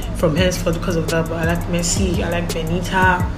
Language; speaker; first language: English; non-native, local second language; Igbo